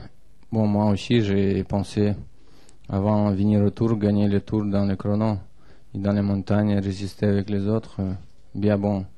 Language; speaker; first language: French; non-native, learner; Russian